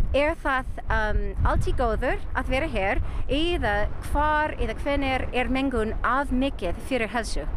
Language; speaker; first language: Icelandic; non-native, learner; English